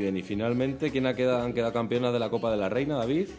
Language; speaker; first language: Spanish; native; Spanish